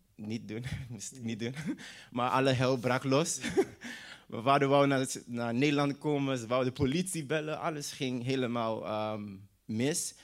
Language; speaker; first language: Dutch; non-native, local second language; English